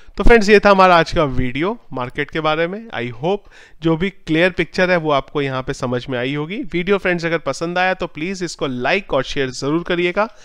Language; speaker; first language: Hindi; native; Hindi